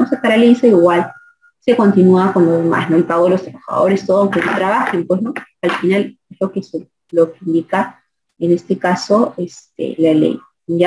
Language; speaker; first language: Spanish; native; Spanish